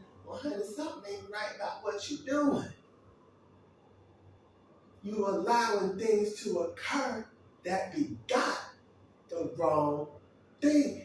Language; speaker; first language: English; native; English